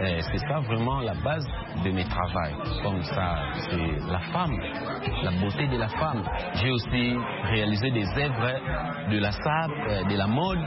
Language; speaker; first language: French; non-native, local second language; Lingala